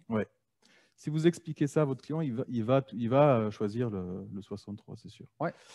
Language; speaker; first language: French; native; French